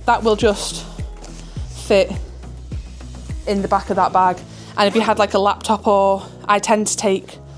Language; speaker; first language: English; native; English